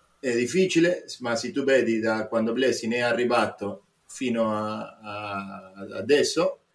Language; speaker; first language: Italian; non-native, learner; Spanish